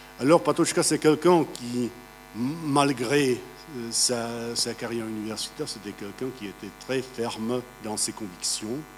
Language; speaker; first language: French; non-native, fluent; Czech